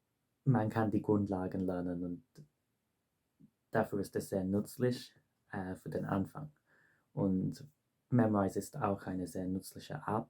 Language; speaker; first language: German; non-native, fluent; English